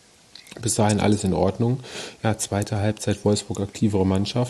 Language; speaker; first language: German; native; German